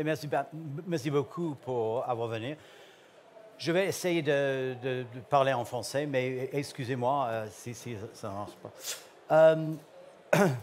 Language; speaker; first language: French; non-native, learner; English